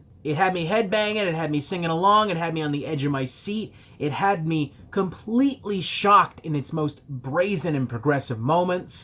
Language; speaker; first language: English; native; English